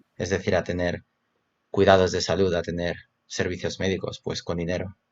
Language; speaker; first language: Spanish; native; Spanish